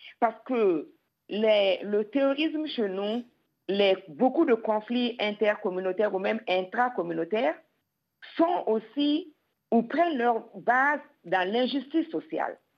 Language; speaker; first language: French; non-native, local second language; Bambara